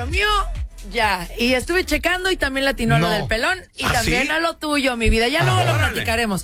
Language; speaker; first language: Spanish; native; Spanish